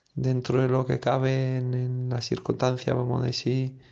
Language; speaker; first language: Spanish; non-native, fluent; French